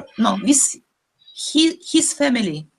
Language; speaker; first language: English; non-native, learner; Russian